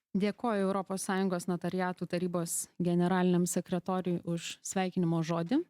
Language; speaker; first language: Lithuanian; native; Lithuanian